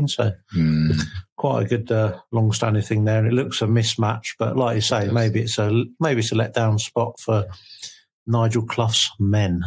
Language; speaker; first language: English; native; English